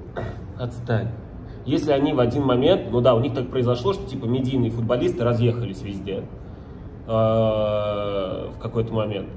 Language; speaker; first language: Russian; native; Russian